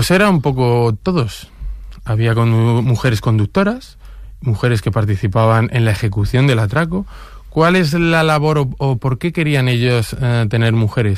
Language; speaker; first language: Spanish; native; Spanish